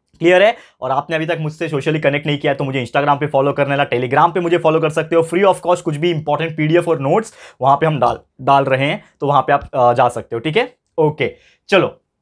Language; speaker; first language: Hindi; native; Hindi